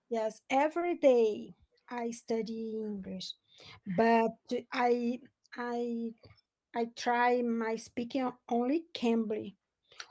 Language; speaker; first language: English; non-native, learner; Portuguese